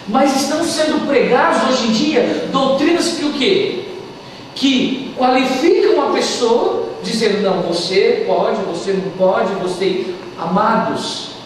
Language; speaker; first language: Portuguese; native; Portuguese